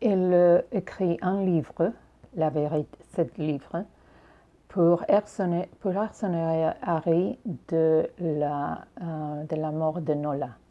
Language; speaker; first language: French; non-native, learner; English